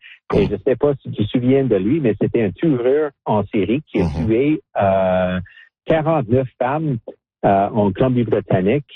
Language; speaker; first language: French; non-native, local second language; English